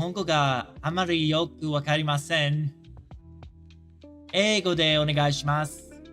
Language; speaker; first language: Japanese; non-native, learner; English